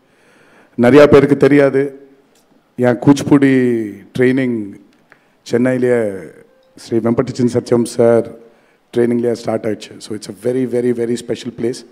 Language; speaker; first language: Tamil; non-native, learner; Telugu